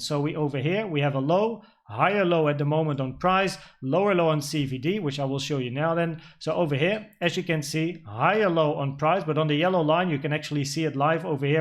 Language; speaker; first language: English; non-native, fluent; Dutch